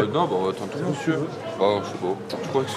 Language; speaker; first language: French; native; French